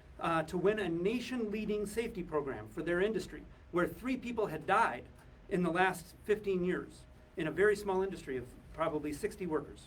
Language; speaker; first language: English; native; English